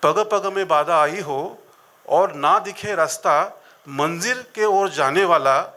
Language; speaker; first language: Hindi; non-native, local second language; Marathi